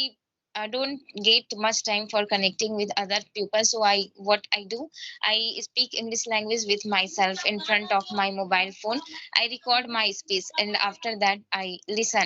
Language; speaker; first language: English; non-native, learner; Hindi